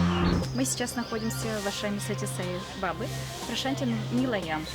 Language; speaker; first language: Russian; native; Russian